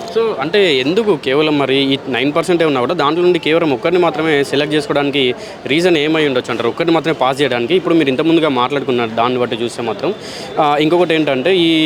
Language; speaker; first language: Telugu; native; Telugu